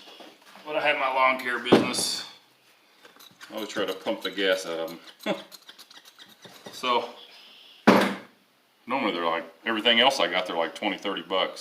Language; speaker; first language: English; native; English